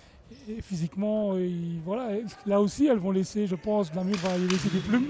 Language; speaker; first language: French; native; French